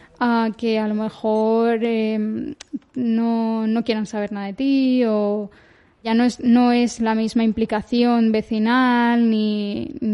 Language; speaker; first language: Spanish; early bilingual, other home language; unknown